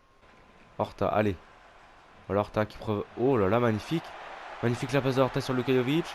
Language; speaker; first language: French; native; French